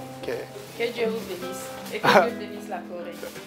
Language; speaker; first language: Korean; non-native, learner; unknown